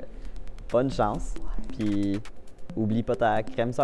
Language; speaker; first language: French; native; French